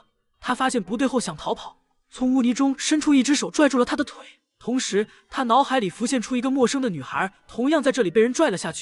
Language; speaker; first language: Chinese; native; Chinese